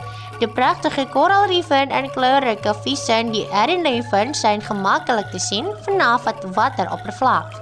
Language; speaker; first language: Dutch; non-native, learner; Indonesian